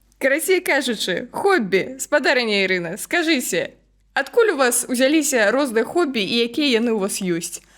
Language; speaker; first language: Belarusian; non-native, local second language; Russian